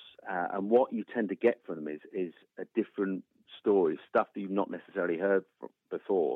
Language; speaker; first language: English; native; English